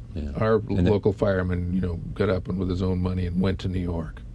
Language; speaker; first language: English; native; English